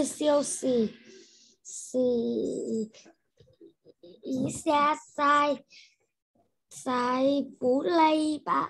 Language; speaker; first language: Chinese; non-native, learner; Vietnamese